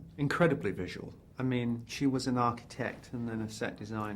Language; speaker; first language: English; native; English